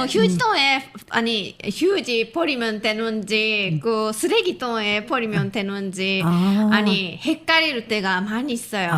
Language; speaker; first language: Korean; non-native, fluent; Japanese